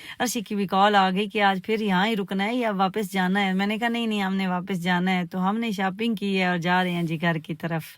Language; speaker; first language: Urdu; native; Urdu